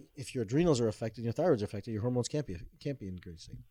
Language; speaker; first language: English; native; English